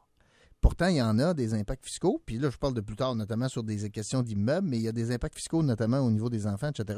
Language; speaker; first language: French; native; French